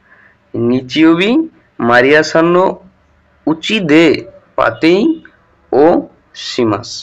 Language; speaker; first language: Japanese; non-native, learner; Bangla